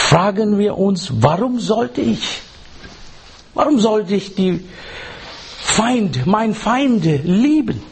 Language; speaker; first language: German; non-native, learner; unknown